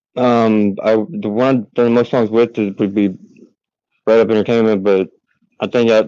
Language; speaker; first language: English; native; English